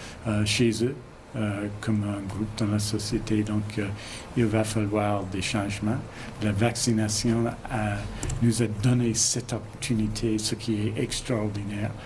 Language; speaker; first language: French; non-native, fluent; English